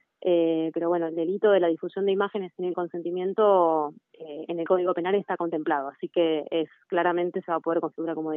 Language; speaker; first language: Spanish; native; Spanish